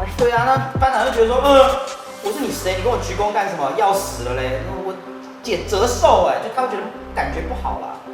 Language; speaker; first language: Chinese; native; Chinese